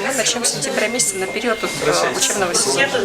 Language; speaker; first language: Russian; native; Russian